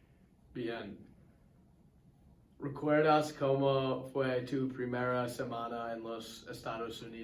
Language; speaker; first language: Spanish; non-native, learner; English